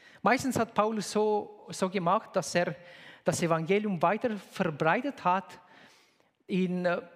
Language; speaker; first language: German; non-native, fluent; Romanian